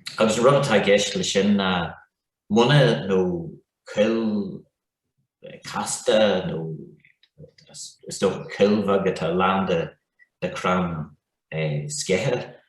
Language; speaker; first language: Irish; non-native, local second language; English